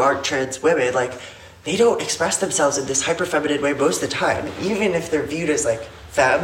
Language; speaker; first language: English; native; English